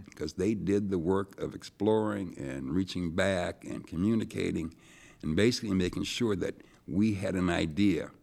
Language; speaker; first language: English; native; English